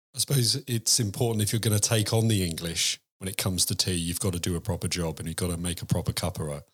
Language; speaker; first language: English; native; English